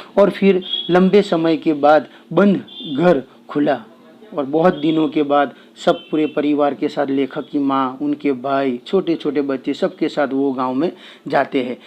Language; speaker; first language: Hindi; non-native, local second language; Gujarati